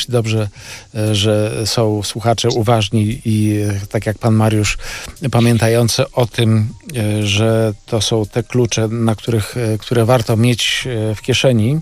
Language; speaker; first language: Polish; native; Polish